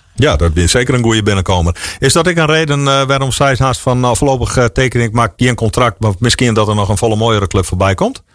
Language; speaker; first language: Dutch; non-native, local second language; Western Frisian